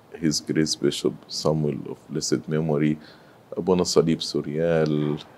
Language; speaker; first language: English; non-native, fluent; Arabic